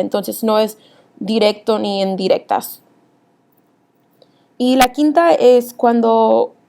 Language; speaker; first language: Spanish; early bilingual, heritage; Spanish